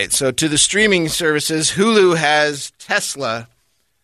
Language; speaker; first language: English; native; English